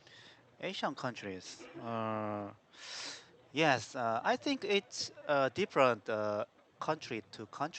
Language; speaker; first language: English; non-native, learner; Korean